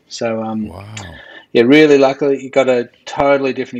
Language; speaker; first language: English; native; English